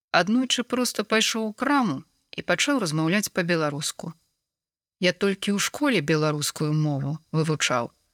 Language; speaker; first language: Belarusian; non-native, local second language; Russian